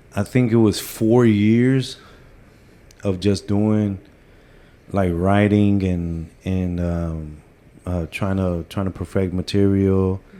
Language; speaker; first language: English; early bilingual, other home language; Spanish